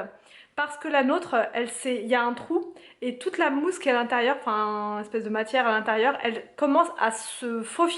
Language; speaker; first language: French; native; French